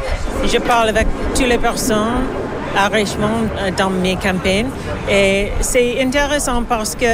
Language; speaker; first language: French; non-native, learner; English